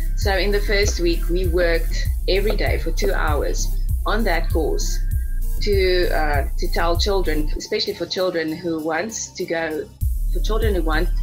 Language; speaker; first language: English; non-native, local second language; Afrikaans